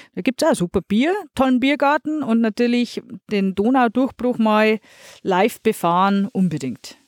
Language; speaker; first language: German; non-native, local second language; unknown